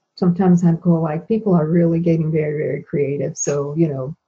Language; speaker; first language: English; non-native, fluent; Spanish